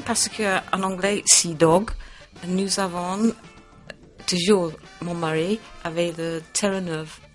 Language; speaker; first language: French; non-native, learner; English